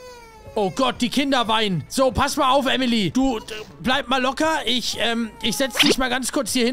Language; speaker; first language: German; native; German